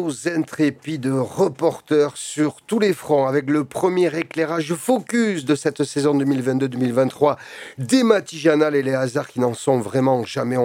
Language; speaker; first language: French; native; French